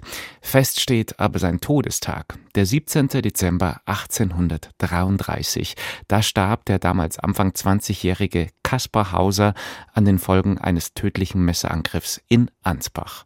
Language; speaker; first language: German; native; German